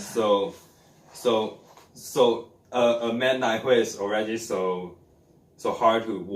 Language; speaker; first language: English; non-native, learner; Chinese